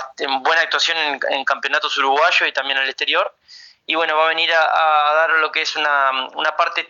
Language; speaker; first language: Spanish; native; Spanish